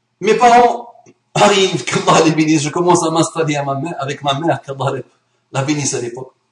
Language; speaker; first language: French; early bilingual, other home language; Arabic